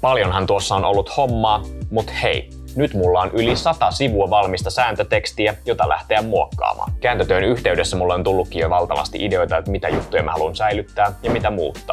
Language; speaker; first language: Finnish; native; Finnish